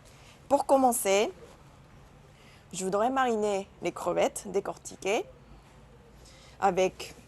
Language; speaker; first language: French; non-native, learner; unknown